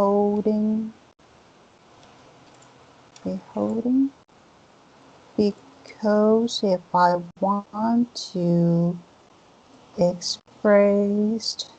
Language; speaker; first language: English; non-native, learner; Chinese